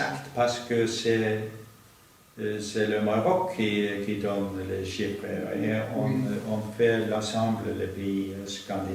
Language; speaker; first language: French; non-native, fluent; Norwegian